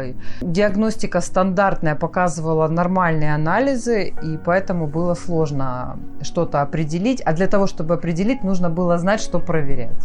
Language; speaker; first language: Russian; native; Russian